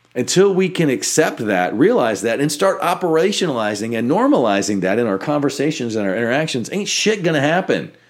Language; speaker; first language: English; native; English